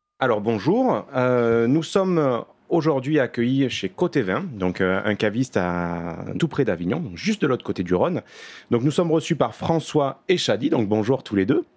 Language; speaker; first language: French; native; French